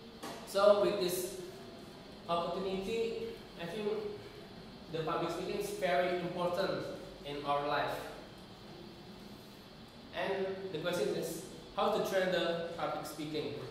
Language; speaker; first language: English; non-native, learner; Indonesian